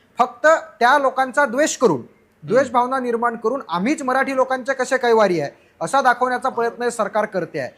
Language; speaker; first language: Marathi; native; Marathi